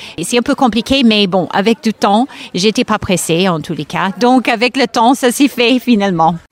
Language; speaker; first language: French; non-native, fluent; English